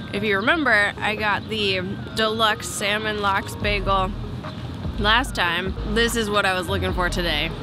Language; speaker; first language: English; native; English